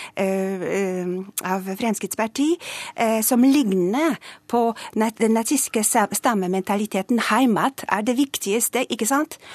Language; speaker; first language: Norwegian; non-native, fluent; Polish